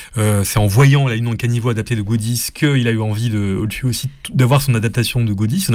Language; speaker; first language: French; native; French